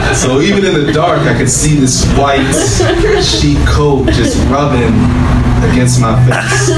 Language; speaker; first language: English; native; English